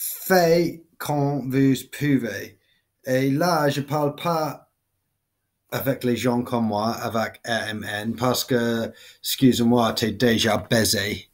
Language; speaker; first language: French; non-native, learner; English